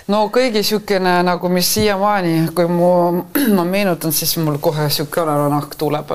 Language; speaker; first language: Estonian; non-native, local second language; Russian